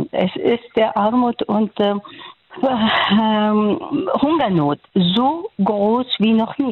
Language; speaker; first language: German; non-native, learner; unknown